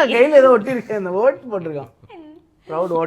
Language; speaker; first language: Tamil; native; Tamil